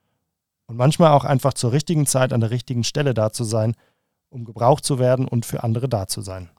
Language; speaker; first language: German; native; German